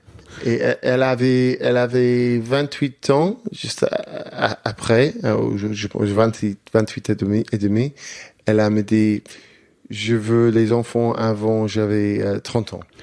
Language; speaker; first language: French; non-native, learner; English